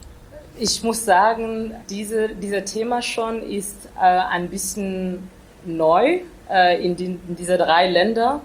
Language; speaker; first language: German; non-native, fluent; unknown